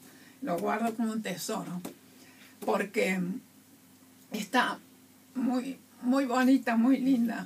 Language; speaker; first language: Spanish; native; Spanish